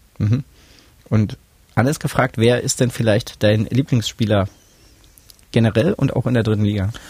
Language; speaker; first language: German; native; German